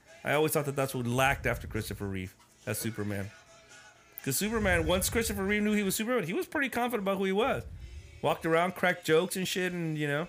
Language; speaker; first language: English; early bilingual, other home language; Spanish